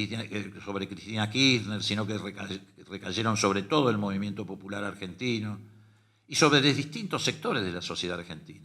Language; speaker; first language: Spanish; native; Spanish